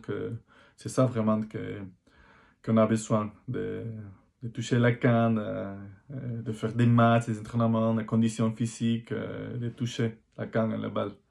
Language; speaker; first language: French; non-native, fluent; Spanish